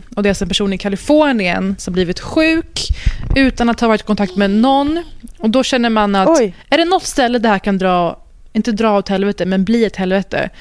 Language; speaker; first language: Swedish; native; Swedish